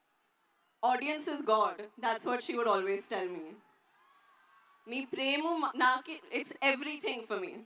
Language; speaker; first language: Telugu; non-native, learner; Hindi